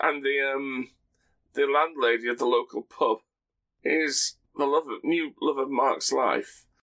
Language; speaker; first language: English; native; English